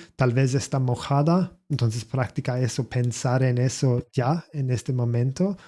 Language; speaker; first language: Spanish; non-native, learner; English